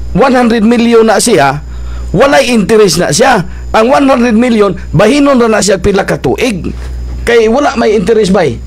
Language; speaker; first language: Cebuano; native; Cebuano